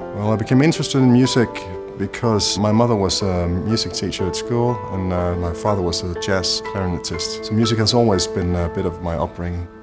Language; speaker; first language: English; non-native, fluent; Danish